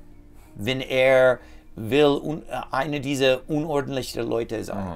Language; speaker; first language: German; non-native, fluent; English